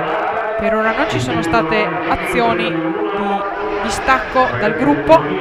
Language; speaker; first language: Italian; native; Italian